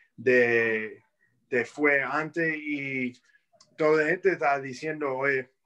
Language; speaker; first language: Spanish; early bilingual, heritage; Spanish